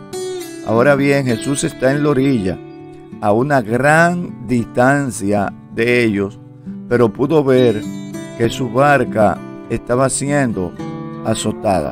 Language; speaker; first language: Spanish; native; Spanish